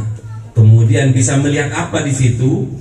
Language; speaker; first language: Indonesian; non-native, local second language; Javanese